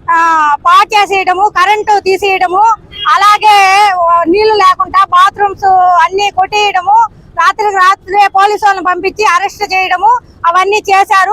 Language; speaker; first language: Telugu; native; Telugu